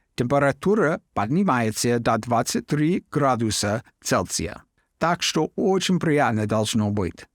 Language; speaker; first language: Russian; non-native, fluent; English